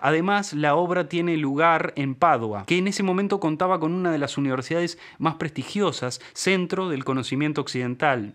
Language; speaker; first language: Spanish; native; Spanish